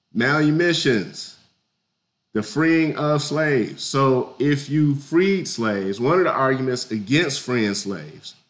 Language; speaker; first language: English; native; English